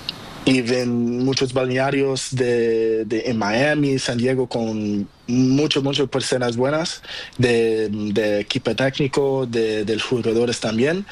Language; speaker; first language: Spanish; non-native, learner; Portuguese